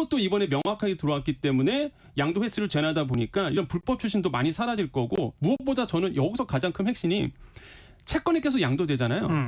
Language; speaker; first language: Korean; native; Korean